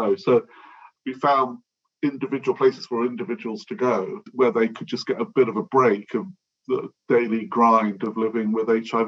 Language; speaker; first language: English; native; English